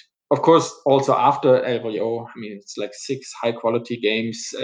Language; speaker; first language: English; non-native, fluent; German